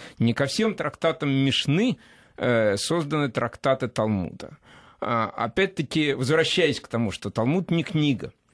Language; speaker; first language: Russian; native; Russian